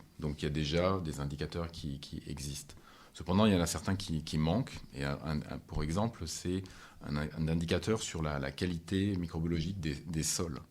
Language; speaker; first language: French; native; French